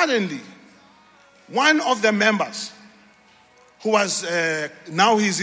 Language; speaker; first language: English; non-native, local second language; Zulu